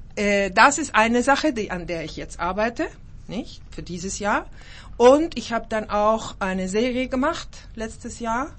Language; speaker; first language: German; early bilingual, heritage; German